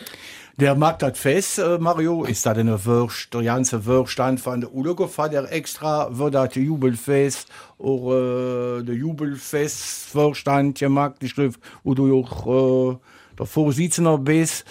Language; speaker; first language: German; native; German